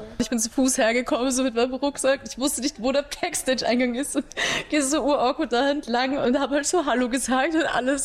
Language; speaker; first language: German; native; German